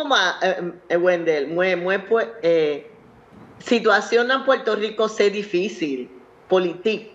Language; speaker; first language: Haitian Creole; non-native, learner; Spanish